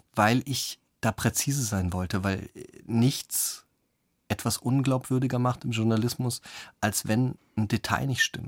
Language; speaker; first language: German; native; German